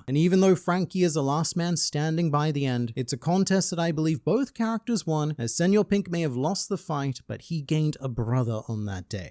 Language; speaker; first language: English; native; English